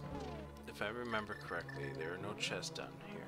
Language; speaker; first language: English; native; English